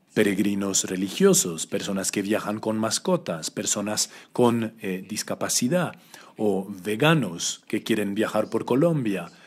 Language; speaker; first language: Spanish; non-native, fluent; English